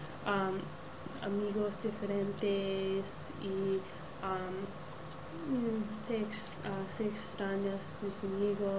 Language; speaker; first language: Spanish; non-native, learner; English